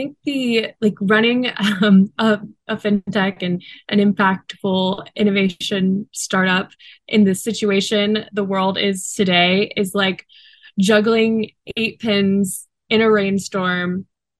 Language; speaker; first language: English; native; English